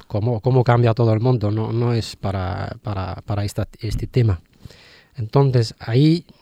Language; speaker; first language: Spanish; non-native, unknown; Riffian